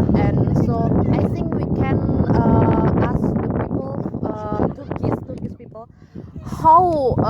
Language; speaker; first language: English; non-native, learner; Indonesian